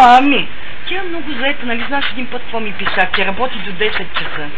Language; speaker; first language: Bulgarian; native; Bulgarian